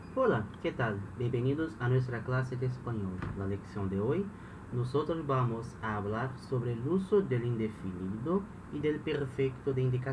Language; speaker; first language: Spanish; non-native, fluent; Portuguese